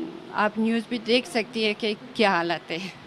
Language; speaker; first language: Hindi; non-native, fluent; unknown